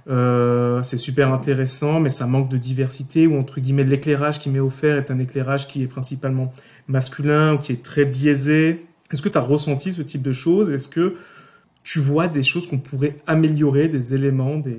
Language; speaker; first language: French; native; French